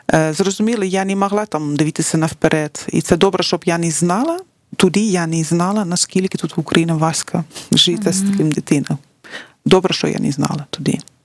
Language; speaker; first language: Ukrainian; non-native, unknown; Dutch